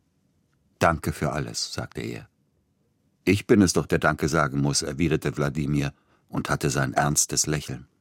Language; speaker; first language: German; native; German